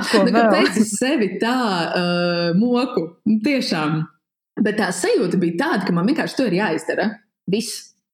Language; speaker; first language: Latvian; native; Latvian